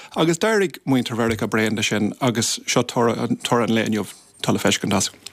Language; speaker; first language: Irish; non-native, local second language; English